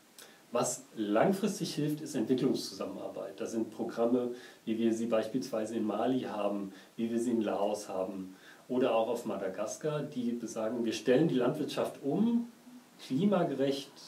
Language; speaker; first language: German; native; German